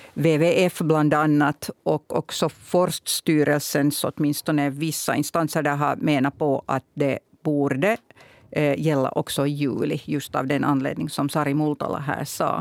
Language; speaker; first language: Swedish; native; Swedish